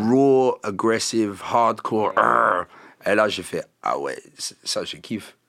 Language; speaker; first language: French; non-native, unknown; English